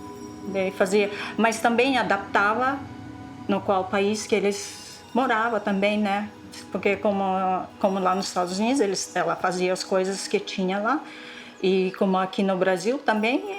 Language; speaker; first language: Portuguese; non-native, local second language; Russian